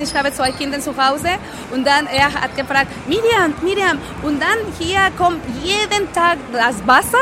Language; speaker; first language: German; non-native, learner; Spanish